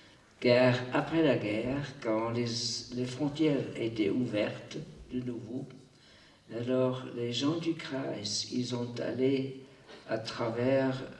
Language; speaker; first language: French; non-native, local second language; German